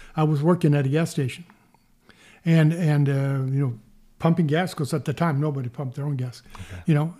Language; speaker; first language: English; non-native, fluent; Swedish